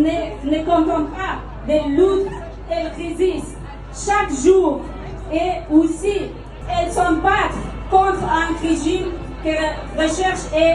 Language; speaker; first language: French; non-native, fluent; Persian